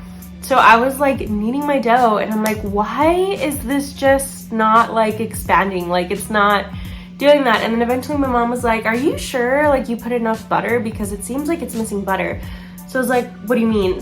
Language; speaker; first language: English; native; English